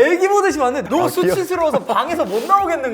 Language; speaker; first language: Korean; native; Korean